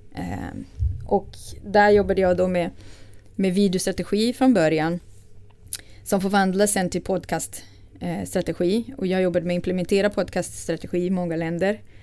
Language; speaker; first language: Swedish; non-native, fluent; Portuguese